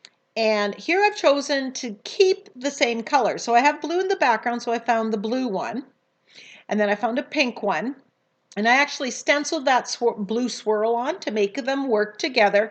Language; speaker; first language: English; native; English